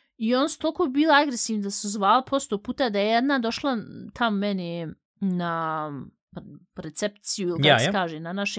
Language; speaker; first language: Bosnian; early bilingual, heritage; Bosnian